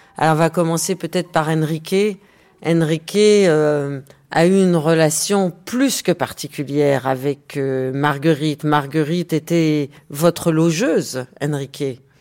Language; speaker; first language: French; native; French